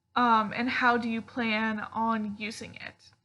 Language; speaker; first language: English; native; English